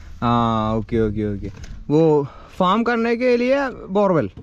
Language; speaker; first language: Hindi; non-native, learner; Malayalam